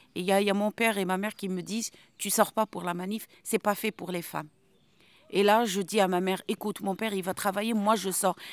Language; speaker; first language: French; non-native, local second language; Arabic